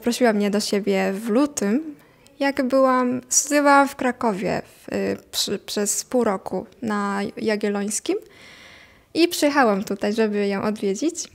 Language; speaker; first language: Polish; non-native, fluent; Japanese